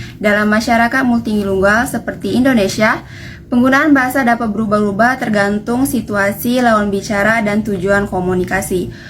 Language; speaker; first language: Indonesian; non-native, local second language; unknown